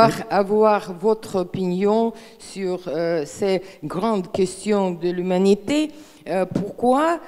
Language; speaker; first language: French; non-native, fluent; Russian